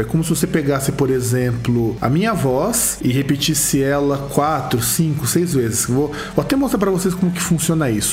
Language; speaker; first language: Portuguese; native; Portuguese